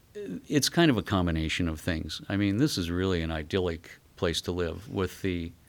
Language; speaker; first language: English; native; English